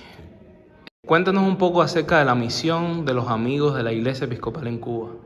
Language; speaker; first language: Spanish; native; Spanish